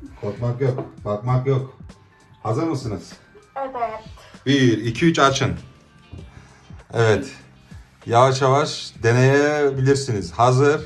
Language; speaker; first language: Turkish; early bilingual, heritage; Turkish